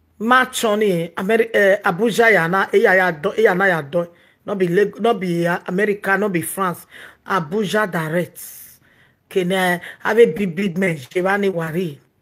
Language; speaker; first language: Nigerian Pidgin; non-native, local second language; Yoruba